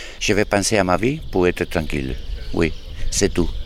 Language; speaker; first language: French; non-native, learner; Spanish